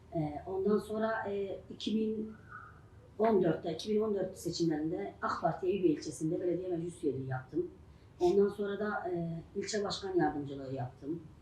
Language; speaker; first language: Turkish; non-native, local second language; Arabic